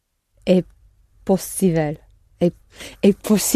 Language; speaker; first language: Portuguese; non-native, learner; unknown